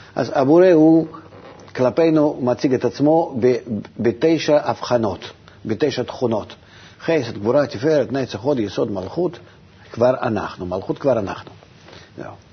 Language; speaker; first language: Hebrew; non-native, fluent; Russian